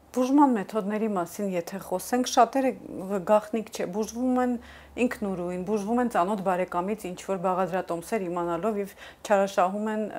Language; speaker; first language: Armenian; native; Armenian